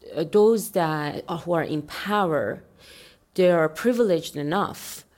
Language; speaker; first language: English; non-native, fluent; Persian